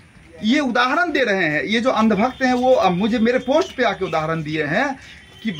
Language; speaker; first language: Hindi; native; Hindi